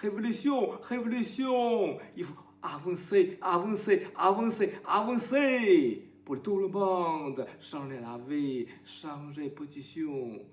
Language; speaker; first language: French; non-native, learner; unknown